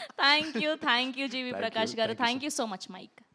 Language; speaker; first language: Telugu; native; Telugu